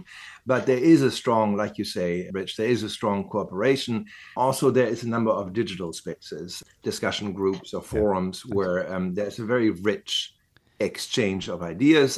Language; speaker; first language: English; non-native, fluent; German